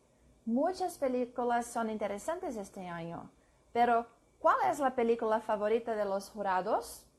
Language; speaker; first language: Spanish; non-native, learner; English